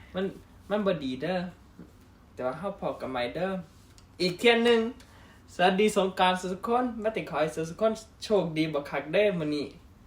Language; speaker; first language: Thai; native; Thai